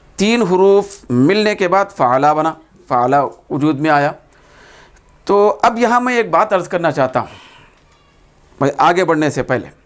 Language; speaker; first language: Urdu; native; Urdu